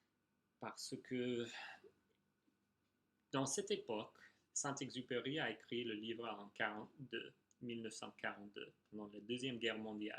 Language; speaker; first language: French; non-native, fluent; English